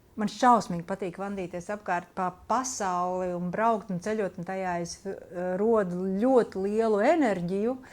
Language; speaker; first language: Latvian; non-native, local second language; Russian